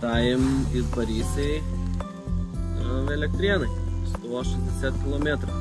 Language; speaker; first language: Russian; non-native, fluent; Lithuanian